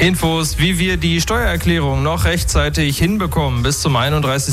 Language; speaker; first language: German; native; German